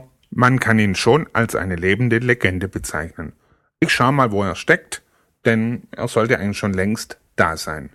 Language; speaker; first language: German; native; German